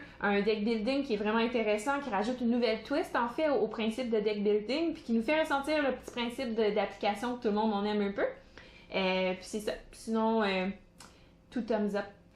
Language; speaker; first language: French; native; French